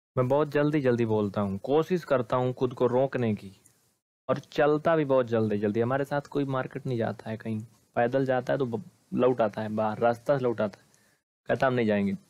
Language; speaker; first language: Hindi; native; Hindi